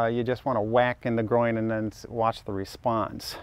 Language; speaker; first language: English; native; English